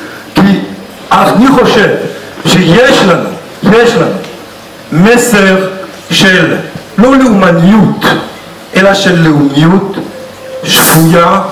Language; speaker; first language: Hebrew; non-native, fluent; French